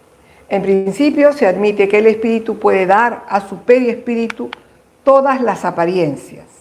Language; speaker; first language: Spanish; native; Spanish